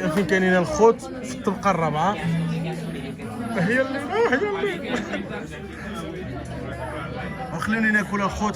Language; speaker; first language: Arabic; native; Arabic